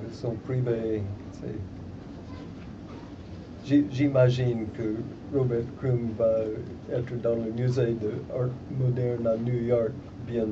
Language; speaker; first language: French; non-native, fluent; English